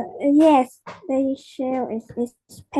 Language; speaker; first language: English; non-native, learner; Vietnamese